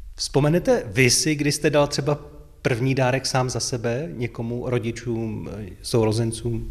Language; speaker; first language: Czech; native; Czech